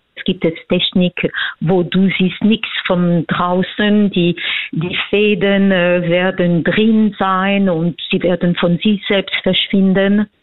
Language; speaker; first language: German; non-native, fluent; French